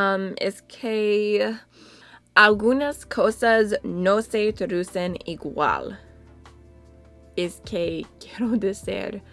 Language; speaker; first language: Spanish; non-native, learner; English